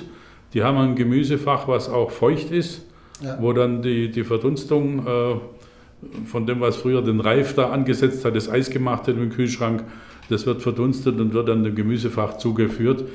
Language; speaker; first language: German; native; German